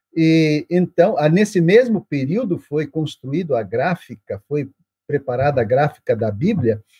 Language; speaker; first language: Portuguese; non-native, local second language; German